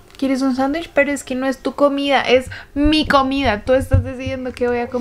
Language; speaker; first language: Spanish; native; Spanish